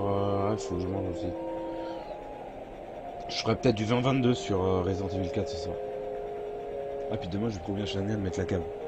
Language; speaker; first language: French; native; French